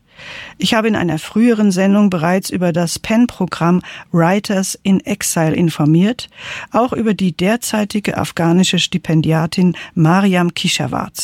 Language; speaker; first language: German; native; German